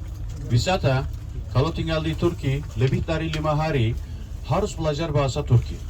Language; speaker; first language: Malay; non-native, fluent; Turkish